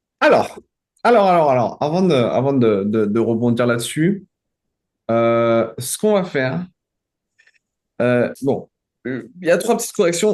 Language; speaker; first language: French; native; French